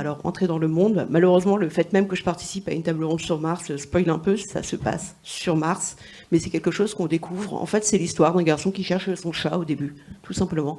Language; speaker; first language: French; native; French